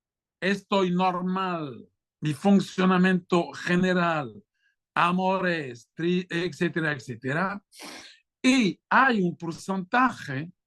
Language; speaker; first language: Spanish; non-native, fluent; French